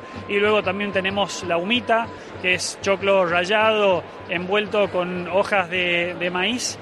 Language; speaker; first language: Spanish; native; Spanish